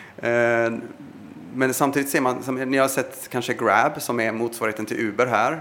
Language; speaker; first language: Swedish; early bilingual, other home language; Persian